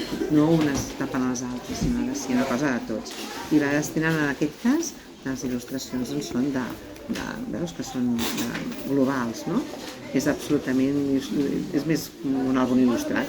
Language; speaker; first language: Catalan; native; Catalan